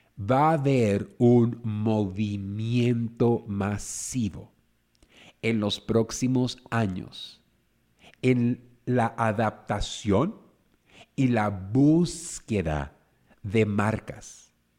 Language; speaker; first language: Spanish; native; Spanish